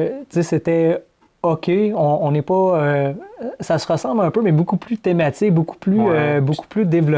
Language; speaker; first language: French; native; French